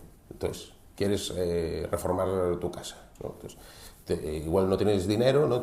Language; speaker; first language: Spanish; native; Spanish